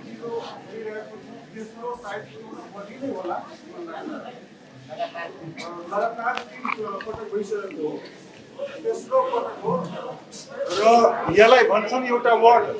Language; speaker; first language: Nepali; non-native, local second language; Maithili